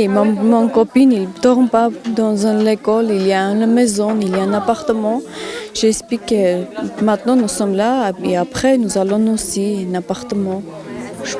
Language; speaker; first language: French; non-native, learner; Armenian